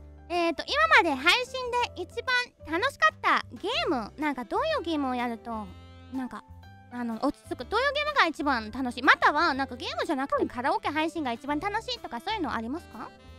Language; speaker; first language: Japanese; non-native, fluent; German